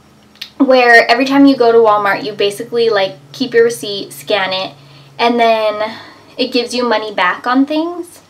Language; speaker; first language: English; native; English